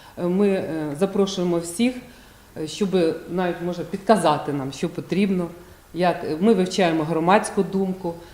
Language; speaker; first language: Ukrainian; native; Ukrainian